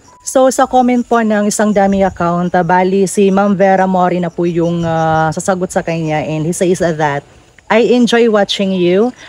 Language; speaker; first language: Filipino; non-native, local second language; Waray